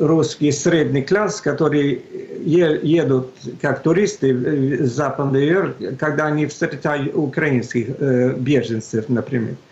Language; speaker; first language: Russian; non-native, fluent; Swedish